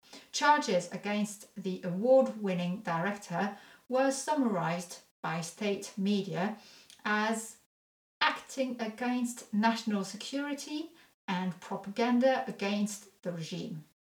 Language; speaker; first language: English; non-native, fluent; French